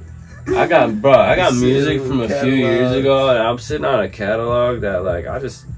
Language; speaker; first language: English; native; English